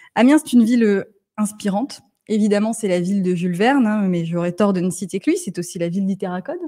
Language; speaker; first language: French; native; French